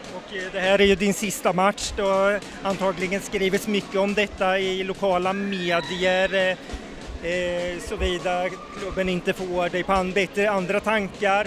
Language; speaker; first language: Swedish; native; Swedish